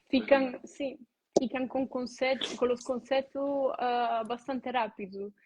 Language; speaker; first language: Portuguese; non-native, learner; Italian